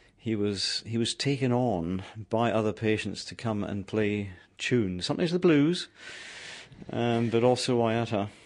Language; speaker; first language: English; native; English